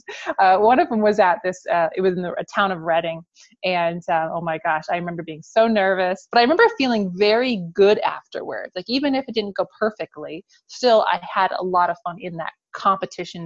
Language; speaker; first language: English; native; English